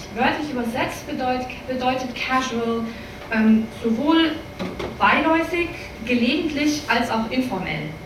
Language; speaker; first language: German; native; German